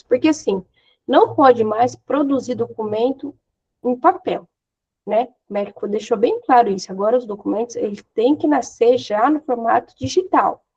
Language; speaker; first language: Portuguese; native; Portuguese